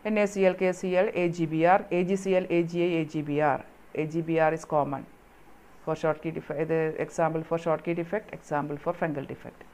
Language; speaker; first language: English; non-native, local second language; Malayalam